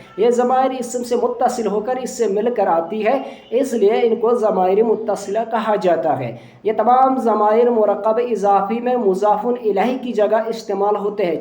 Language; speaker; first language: Urdu; non-native, local second language; Punjabi